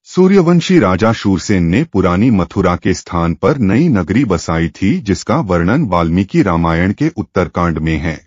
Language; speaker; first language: Hindi; native; Hindi